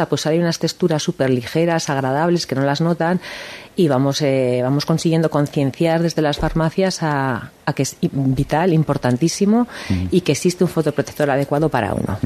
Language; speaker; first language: Spanish; native; Spanish